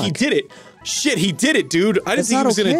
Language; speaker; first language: English; native; English